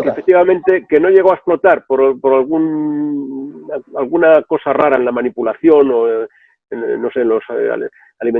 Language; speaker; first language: Spanish; native; Spanish